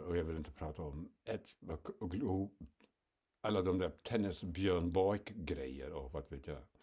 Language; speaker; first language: Swedish; non-native, fluent; German